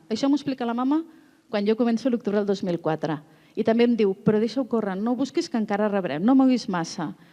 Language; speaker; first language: Catalan; native; Catalan